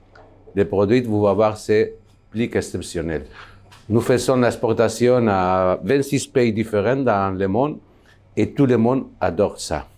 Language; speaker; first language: French; non-native, learner; Basque